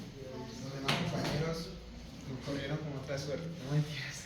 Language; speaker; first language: Spanish; native; Spanish